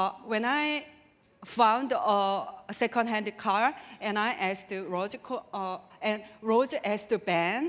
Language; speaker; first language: English; non-native, learner; Korean